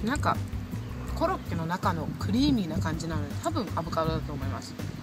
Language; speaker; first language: Japanese; native; Japanese